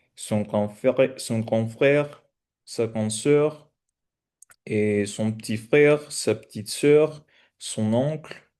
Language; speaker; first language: French; non-native, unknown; Spanish